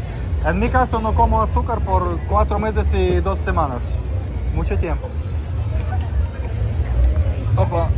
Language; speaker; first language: Spanish; non-native, learner; Russian